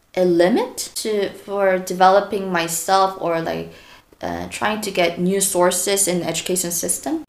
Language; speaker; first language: English; non-native, fluent; Korean